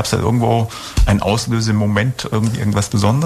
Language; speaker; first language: German; native; German